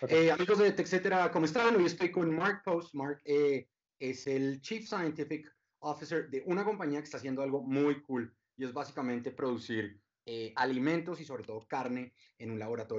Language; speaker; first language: Spanish; native; Spanish